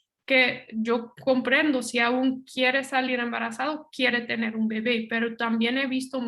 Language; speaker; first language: Spanish; non-native, fluent; Dutch